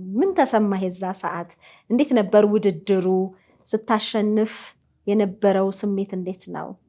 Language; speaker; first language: Amharic; native; Amharic